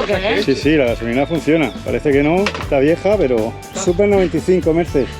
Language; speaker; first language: Spanish; native; Spanish